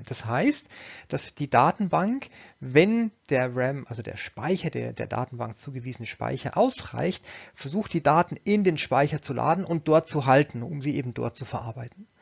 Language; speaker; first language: German; native; German